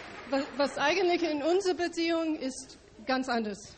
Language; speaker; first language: German; non-native, learner; English